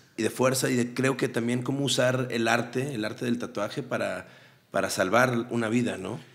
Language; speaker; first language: Spanish; native; Spanish